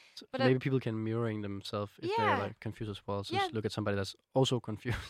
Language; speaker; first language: English; non-native, fluent; Danish